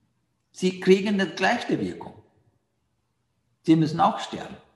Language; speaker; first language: German; non-native, learner; Sinhala